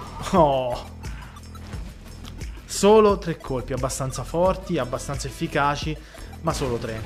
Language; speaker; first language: Italian; native; Italian